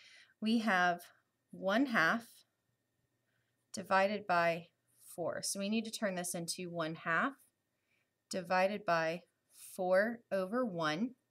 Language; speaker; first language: English; native; English